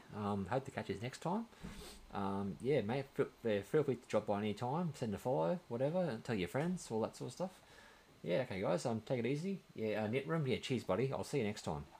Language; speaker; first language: English; native; English